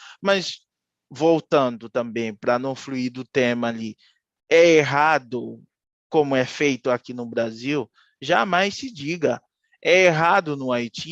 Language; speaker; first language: Portuguese; non-native, fluent; Haitian Creole